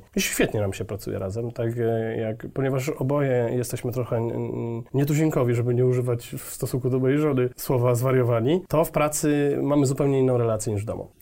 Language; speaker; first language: Polish; native; Polish